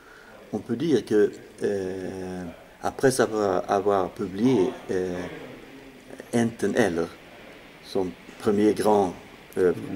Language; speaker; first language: French; non-native, fluent; Swedish